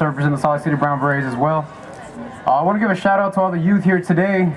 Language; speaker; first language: English; early bilingual, other home language; Spanish